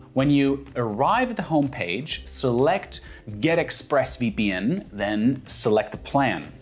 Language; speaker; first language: English; non-native, fluent; German